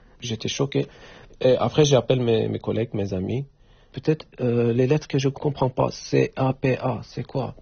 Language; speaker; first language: French; non-native, learner; Turkish